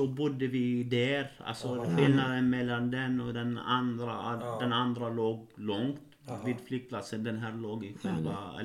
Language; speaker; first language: Swedish; non-native, fluent; Arabic